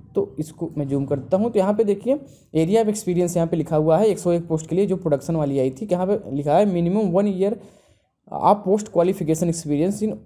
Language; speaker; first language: Hindi; native; Hindi